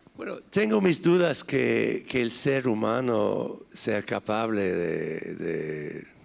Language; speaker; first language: Spanish; non-native, fluent; English